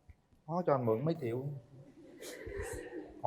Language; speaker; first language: Vietnamese; native; Vietnamese